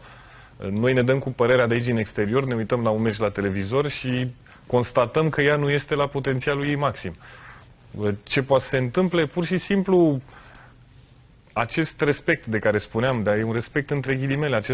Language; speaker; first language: Romanian; native; Romanian